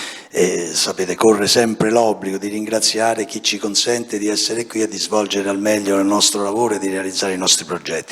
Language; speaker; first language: Italian; native; Italian